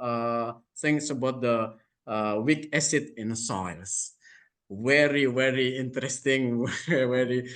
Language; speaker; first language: English; non-native, fluent; Indonesian